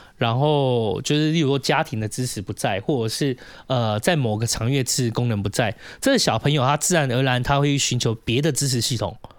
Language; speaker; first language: Chinese; native; Chinese